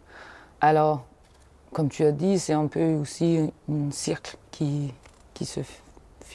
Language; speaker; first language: French; non-native, fluent; Danish